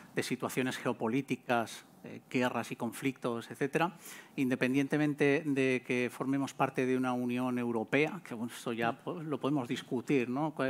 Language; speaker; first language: Spanish; native; Spanish